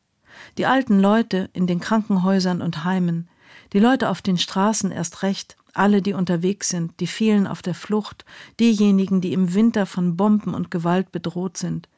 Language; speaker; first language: German; native; German